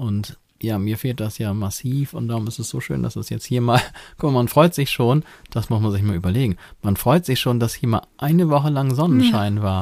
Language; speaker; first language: German; native; German